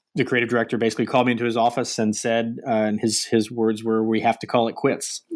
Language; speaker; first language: English; native; English